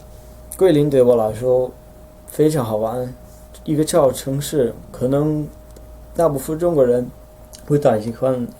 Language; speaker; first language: Chinese; non-native, fluent; Dutch